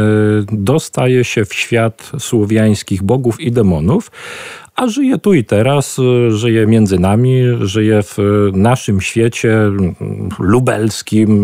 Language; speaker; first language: Polish; native; Polish